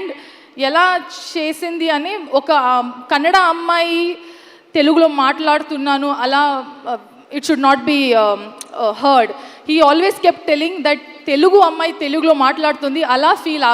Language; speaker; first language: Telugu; non-native, learner; Kannada